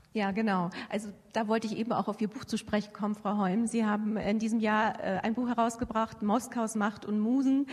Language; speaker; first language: German; native; German